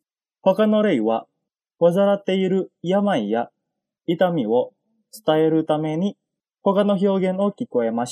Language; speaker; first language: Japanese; non-native, fluent; Indonesian